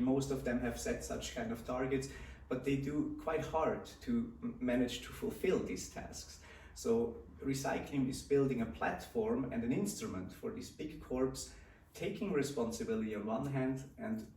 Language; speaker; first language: English; non-native, fluent; Swiss German